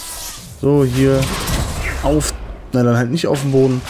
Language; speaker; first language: German; native; German